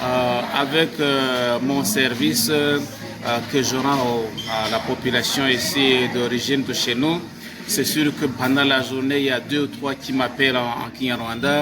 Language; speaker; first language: French; non-native, local second language; Kinyarwanda